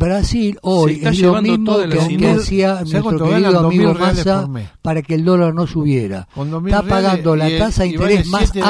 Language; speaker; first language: Spanish; native; Spanish